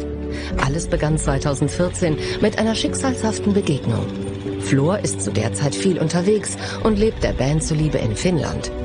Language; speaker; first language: German; native; German